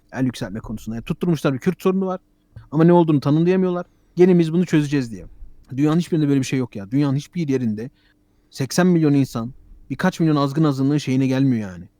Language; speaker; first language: Turkish; early bilingual, heritage; Turkish